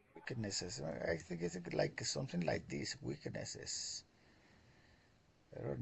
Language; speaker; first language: English; non-native, learner; Spanish